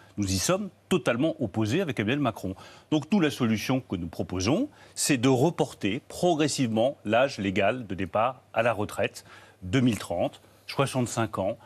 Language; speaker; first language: French; native; French